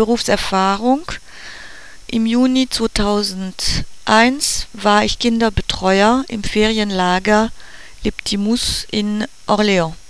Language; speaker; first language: German; non-native, learner; French